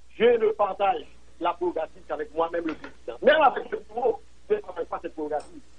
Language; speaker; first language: French; non-native, local second language; Haitian Creole